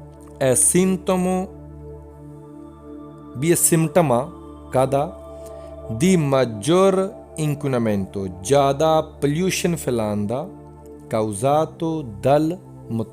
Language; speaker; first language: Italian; non-native, fluent; Punjabi